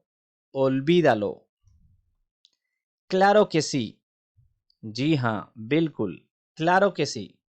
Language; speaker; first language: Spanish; non-native, fluent; Urdu